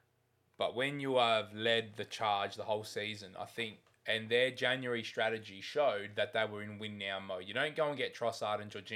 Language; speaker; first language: English; native; English